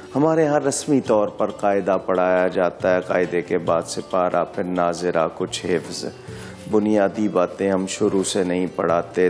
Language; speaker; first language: Urdu; native; Urdu